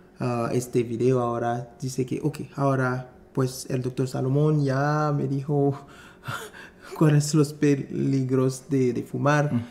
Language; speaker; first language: Spanish; non-native, fluent; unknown